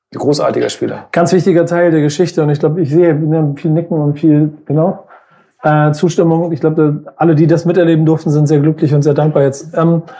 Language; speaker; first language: German; native; German